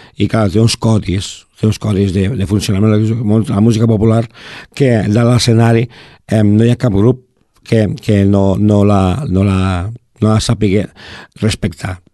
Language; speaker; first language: Catalan; native; Catalan